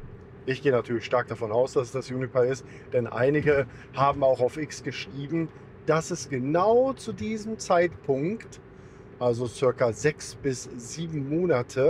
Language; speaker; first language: German; native; German